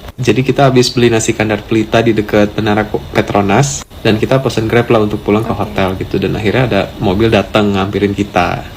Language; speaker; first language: Indonesian; native; Indonesian